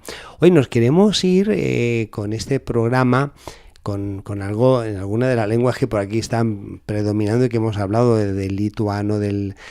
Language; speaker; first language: Spanish; native; Spanish